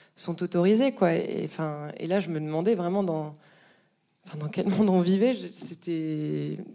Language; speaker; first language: French; native; French